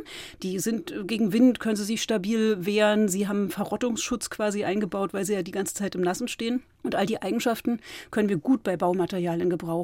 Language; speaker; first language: German; native; German